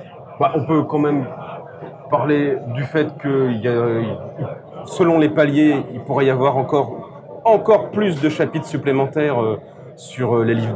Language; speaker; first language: French; native; French